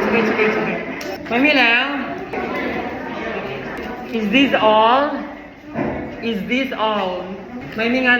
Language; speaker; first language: English; non-native, fluent; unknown